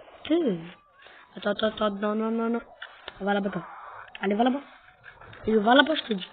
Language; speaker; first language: French; native; French